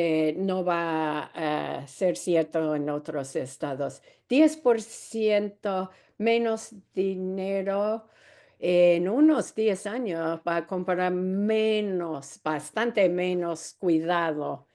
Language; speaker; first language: Spanish; non-native, fluent; English